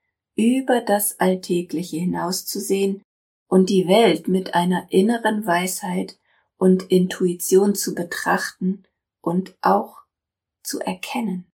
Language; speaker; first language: German; native; German